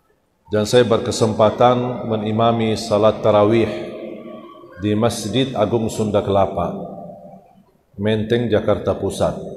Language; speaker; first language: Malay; non-native, fluent; Arabic